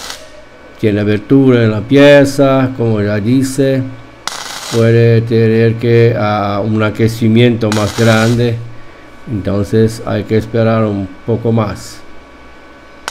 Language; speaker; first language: Spanish; non-native, fluent; Portuguese